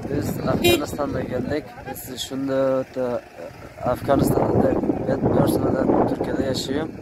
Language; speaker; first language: Turkish; non-native, learner; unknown